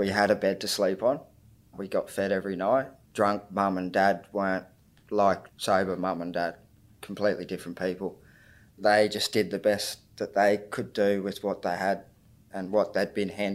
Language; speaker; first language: English; native; English